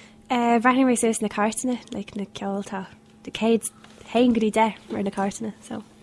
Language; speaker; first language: Irish; non-native, local second language; English